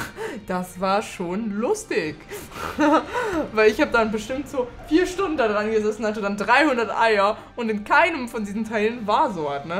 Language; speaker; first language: German; native; German